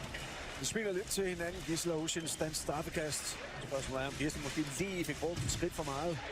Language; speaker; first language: Danish; native; Danish